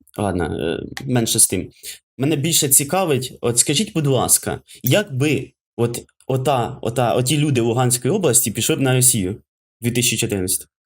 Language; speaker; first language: Ukrainian; native; Ukrainian